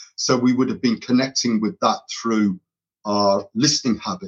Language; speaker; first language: English; native; English